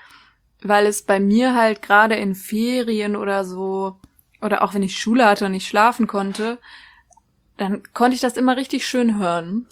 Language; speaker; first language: German; native; German